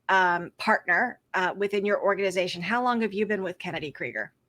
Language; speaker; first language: English; native; English